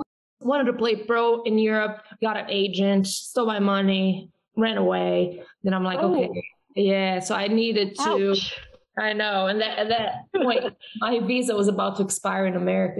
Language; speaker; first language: English; non-native, fluent; Portuguese